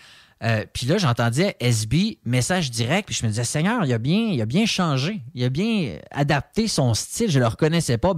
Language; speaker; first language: French; native; French